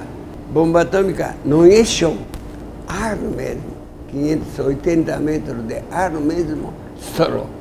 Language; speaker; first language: Portuguese; non-native, learner; Japanese